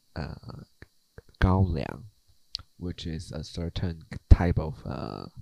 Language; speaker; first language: English; non-native, fluent; Chinese